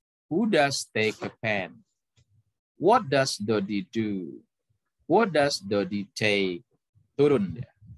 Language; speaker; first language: English; non-native, fluent; Indonesian